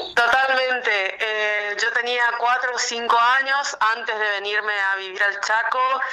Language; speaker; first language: Spanish; native; Spanish